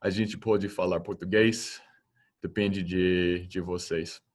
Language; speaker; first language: Portuguese; non-native, learner; English